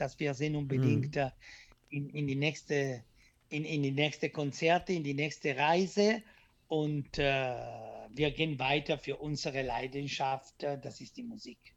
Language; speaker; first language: German; non-native, learner; Italian